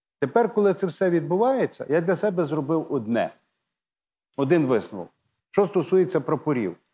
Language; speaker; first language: Ukrainian; native; Ukrainian